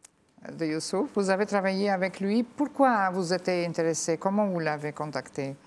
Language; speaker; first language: French; non-native, fluent; Albanian